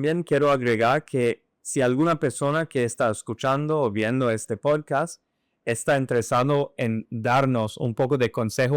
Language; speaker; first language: Spanish; non-native, fluent; English